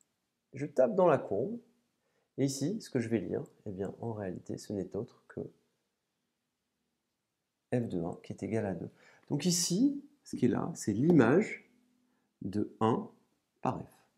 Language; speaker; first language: French; native; French